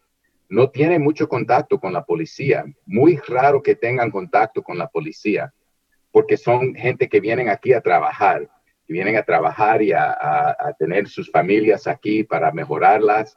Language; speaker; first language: Spanish; early bilingual, heritage; Spanish